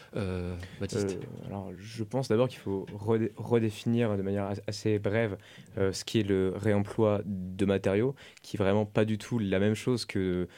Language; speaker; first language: French; non-native, fluent; German